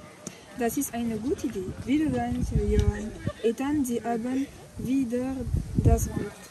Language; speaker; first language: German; non-native, learner; French